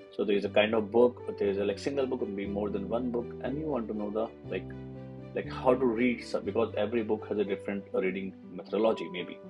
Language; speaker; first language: English; non-native, local second language; Hindi